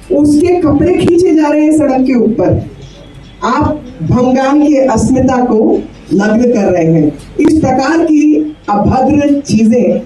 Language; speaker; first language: Hindi; native; Hindi